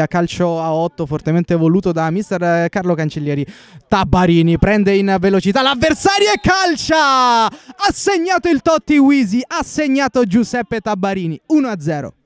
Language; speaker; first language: Italian; native; Italian